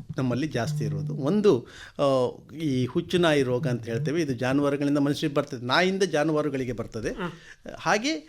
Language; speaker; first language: Kannada; native; Kannada